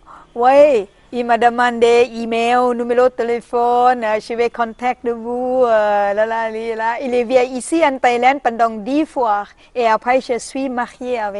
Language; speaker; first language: French; non-native, learner; Thai